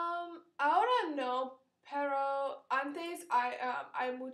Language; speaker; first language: Spanish; non-native, learner; English